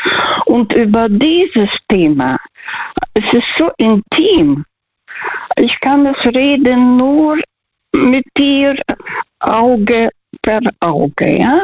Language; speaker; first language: German; non-native, fluent; Russian